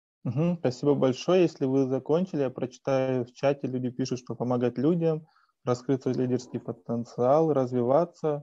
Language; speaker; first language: Russian; native; Russian